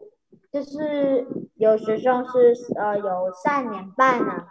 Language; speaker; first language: Chinese; non-native, learner; Vietnamese